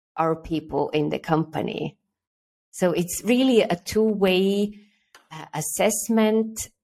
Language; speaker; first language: English; early bilingual, other home language; Estonian